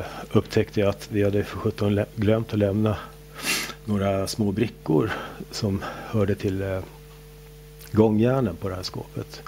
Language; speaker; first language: Swedish; native; Swedish